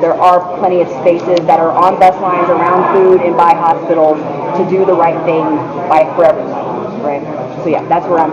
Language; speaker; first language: English; native; English